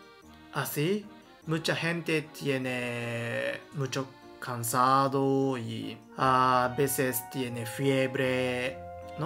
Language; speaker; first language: Spanish; non-native, learner; Japanese